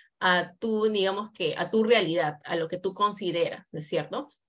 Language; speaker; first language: Spanish; native; Spanish